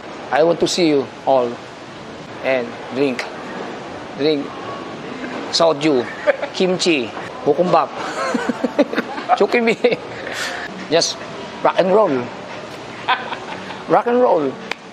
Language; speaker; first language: English; non-native, local second language; Filipino